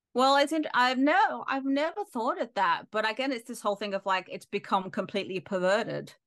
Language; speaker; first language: English; native; English